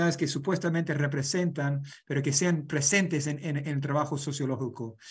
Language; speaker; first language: Spanish; non-native, fluent; English